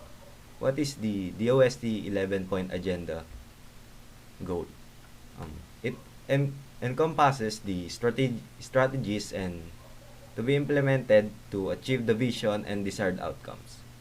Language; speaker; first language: English; non-native, local second language; Filipino